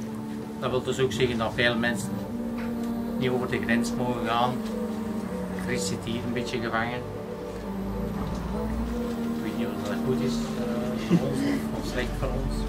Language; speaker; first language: Dutch; native; Dutch